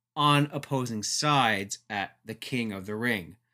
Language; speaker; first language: English; native; English